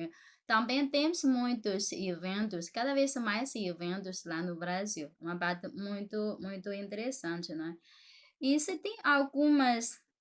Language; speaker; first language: Portuguese; non-native, fluent; Chinese